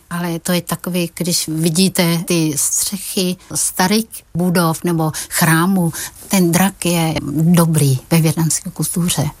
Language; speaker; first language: Czech; non-native, fluent; Vietnamese